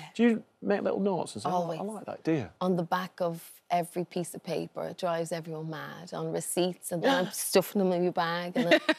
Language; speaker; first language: English; native; English